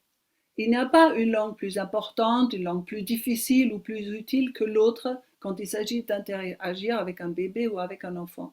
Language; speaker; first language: French; non-native, fluent; German